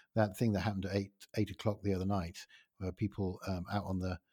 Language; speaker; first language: English; native; English